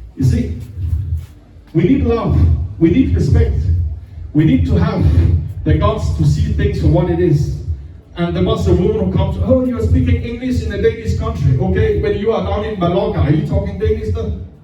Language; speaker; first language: English; non-native, fluent; Danish